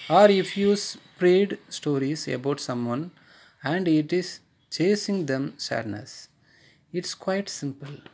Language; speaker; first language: English; non-native, local second language; Tamil